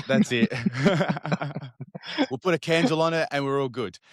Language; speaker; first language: English; native; English